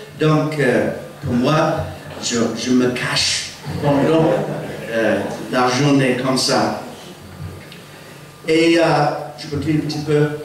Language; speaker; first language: French; non-native, fluent; English